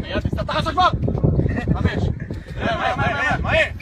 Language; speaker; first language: Hebrew; native; Hebrew